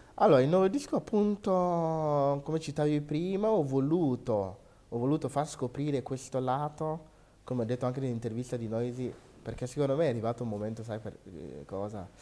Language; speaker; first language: Italian; early bilingual, other home language; Akan